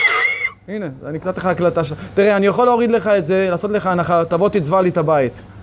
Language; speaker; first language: Hebrew; native; Hebrew